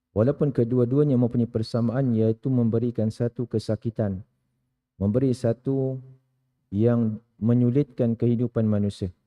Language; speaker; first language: Malay; native; Malay